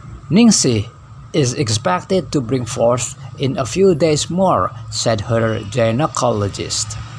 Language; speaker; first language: English; non-native, fluent; Indonesian